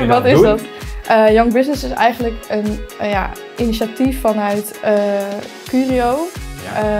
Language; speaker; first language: Dutch; native; Dutch